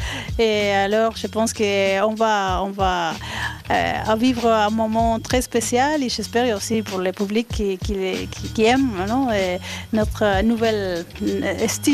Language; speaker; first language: French; non-native, fluent; Spanish